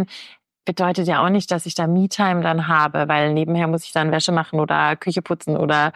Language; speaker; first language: German; native; German